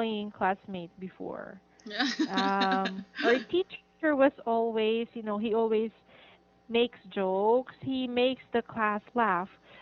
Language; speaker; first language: English; non-native, learner; Korean